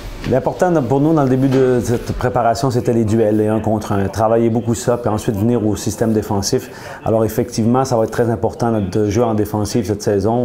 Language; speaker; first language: French; native; French